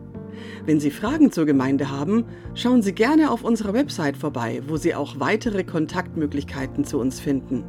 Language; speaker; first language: German; native; German